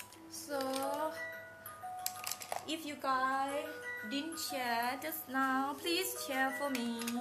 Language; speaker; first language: English; non-native, fluent; Thai